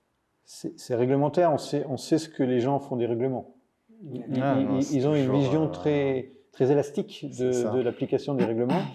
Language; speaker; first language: French; native; French